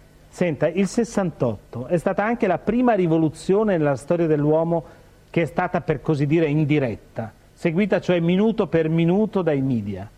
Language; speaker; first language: Italian; native; Italian